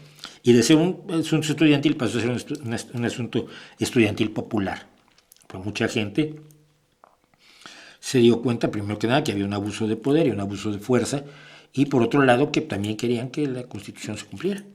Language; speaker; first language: Spanish; native; Spanish